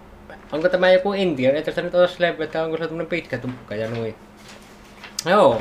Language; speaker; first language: Finnish; native; Finnish